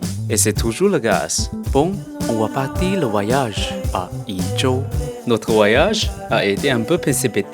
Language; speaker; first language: French; non-native, learner; Chinese